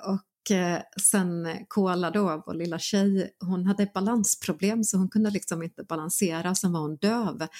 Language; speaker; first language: Swedish; early bilingual, other home language; Finnish